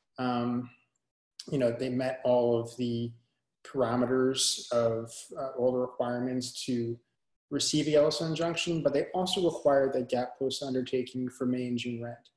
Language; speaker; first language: English; native; English